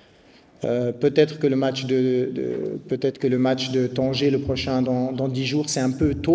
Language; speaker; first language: French; native; French